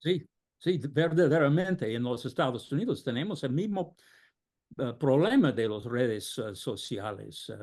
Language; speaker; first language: Spanish; non-native, fluent; English